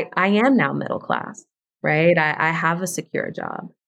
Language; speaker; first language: English; early bilingual, other home language; Spanish